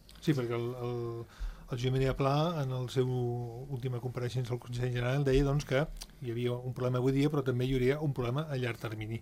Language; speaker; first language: Catalan; native; Catalan